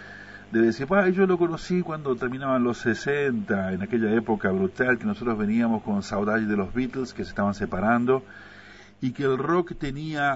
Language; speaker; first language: Spanish; native; Spanish